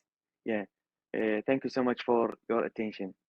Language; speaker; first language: English; non-native, learner; Arabic